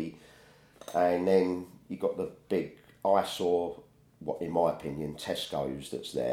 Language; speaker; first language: English; native; English